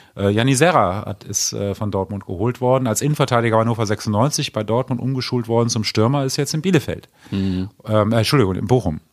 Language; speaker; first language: German; native; German